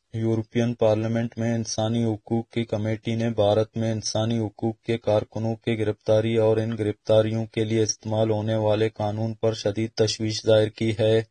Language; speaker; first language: Urdu; non-native, local second language; Baluchi